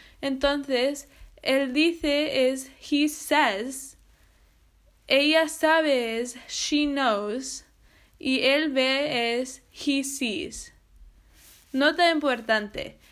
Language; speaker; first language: Spanish; non-native, fluent; English